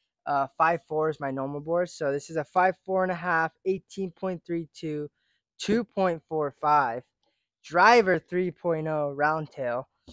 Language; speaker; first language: English; early bilingual, other home language; Japanese